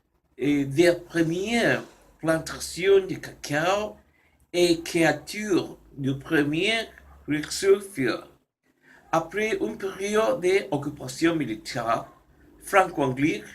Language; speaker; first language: French; non-native, learner; Spanish